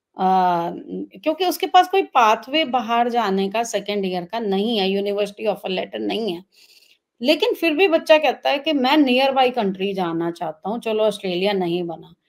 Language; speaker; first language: Hindi; non-native, local second language; Punjabi